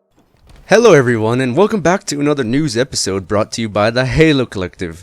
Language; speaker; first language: English; native; English